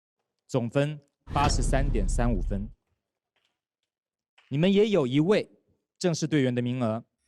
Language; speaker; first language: Chinese; native; Chinese